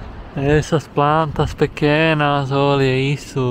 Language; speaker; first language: Portuguese; non-native, fluent; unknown